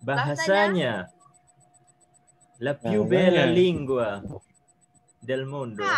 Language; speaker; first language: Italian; non-native, learner; Indonesian